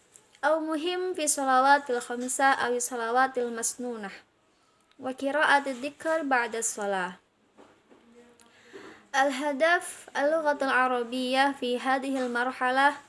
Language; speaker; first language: Arabic; non-native, learner; Indonesian